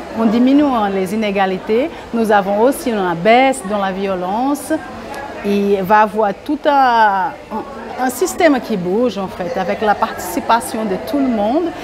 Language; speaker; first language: French; non-native, fluent; Portuguese